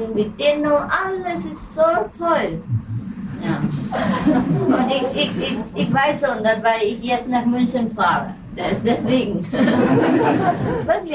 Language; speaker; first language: German; non-native, learner; Vietnamese